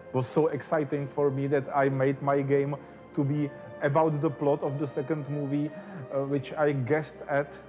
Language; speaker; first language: English; non-native, fluent; Czech